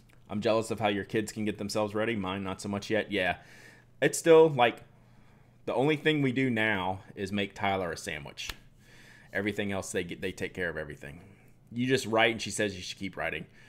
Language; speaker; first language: English; native; English